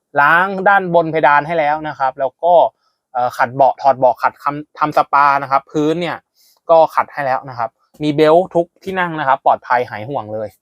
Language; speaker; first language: Thai; native; Thai